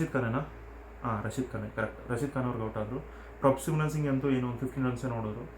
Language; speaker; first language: Kannada; non-native, local second language; Telugu